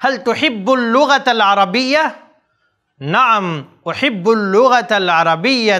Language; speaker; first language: Arabic; non-native, fluent; Urdu